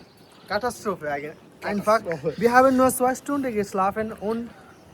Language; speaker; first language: German; non-native, learner; Bangla